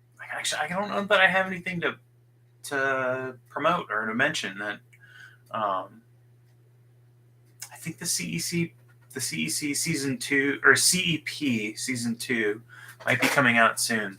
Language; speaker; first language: English; native; English